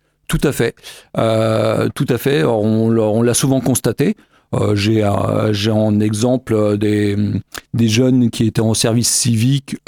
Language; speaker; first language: French; native; French